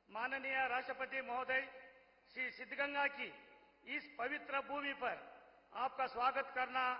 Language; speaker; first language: Hindi; non-native, local second language; Kannada